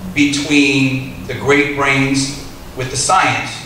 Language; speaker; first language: English; native; English